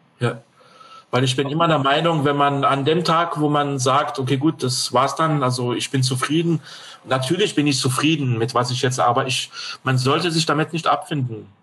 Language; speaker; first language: German; non-native, fluent; French